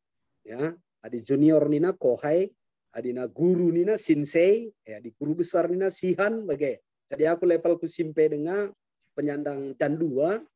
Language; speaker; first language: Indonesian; non-native, local second language; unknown